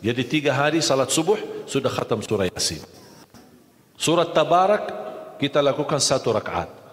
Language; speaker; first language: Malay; non-native, fluent; Arabic